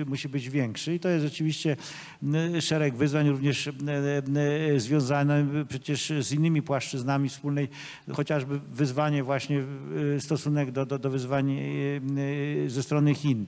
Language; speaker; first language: Polish; native; Polish